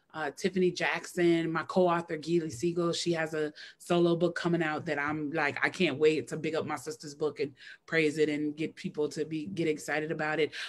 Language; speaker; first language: English; native; English